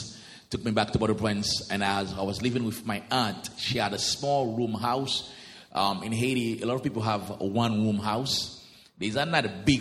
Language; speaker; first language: English; non-native, fluent; Haitian Creole